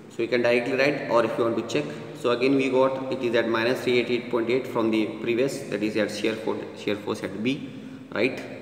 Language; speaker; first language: English; non-native, local second language; Kannada